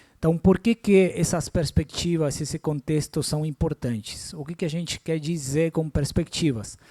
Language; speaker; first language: Portuguese; non-native, fluent; Spanish